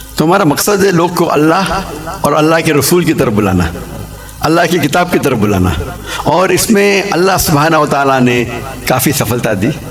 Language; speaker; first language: Urdu; non-native, local second language; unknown